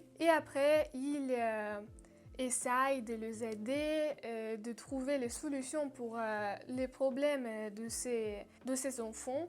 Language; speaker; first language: French; non-native, learner; Russian